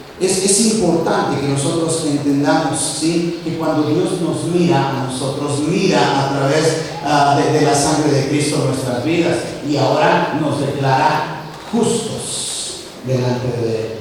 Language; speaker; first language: Spanish; native; Spanish